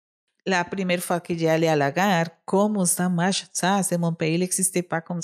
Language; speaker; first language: French; non-native, learner; Spanish